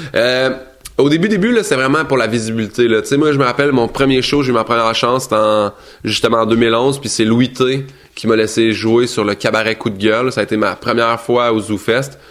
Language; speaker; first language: French; native; French